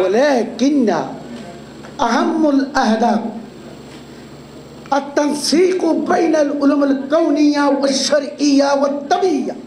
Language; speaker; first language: Arabic; non-native, learner; Bangla